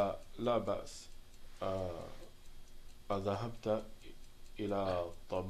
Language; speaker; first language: Arabic; non-native, learner; French